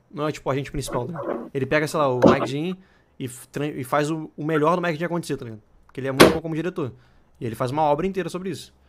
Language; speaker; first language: Portuguese; native; Portuguese